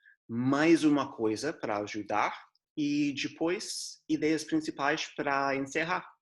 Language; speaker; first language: Portuguese; non-native, fluent; English